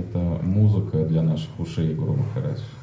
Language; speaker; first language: Russian; native; Russian